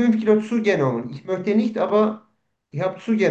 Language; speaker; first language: German; non-native, learner; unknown